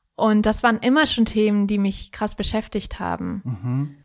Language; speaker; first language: German; native; German